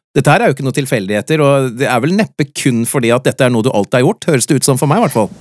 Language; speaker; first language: Norwegian; native; Norwegian